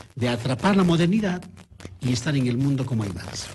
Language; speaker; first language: Spanish; non-native, local second language; Aymara